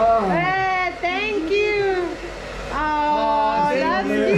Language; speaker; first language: English; non-native, learner; Spanish